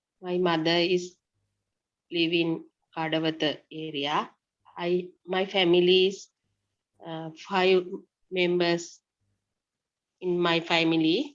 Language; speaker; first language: English; non-native, learner; Sinhala